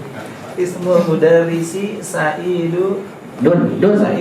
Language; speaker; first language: Arabic; non-native, learner; Indonesian